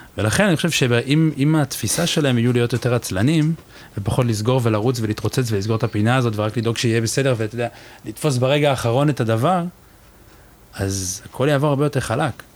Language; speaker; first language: Hebrew; native; Hebrew